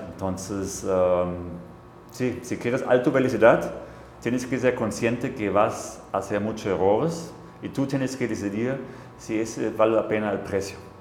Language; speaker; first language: Spanish; non-native, fluent; German